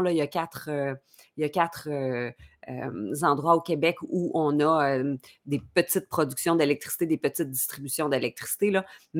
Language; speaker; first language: French; native; French